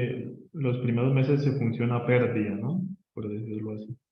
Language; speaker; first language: Spanish; native; Spanish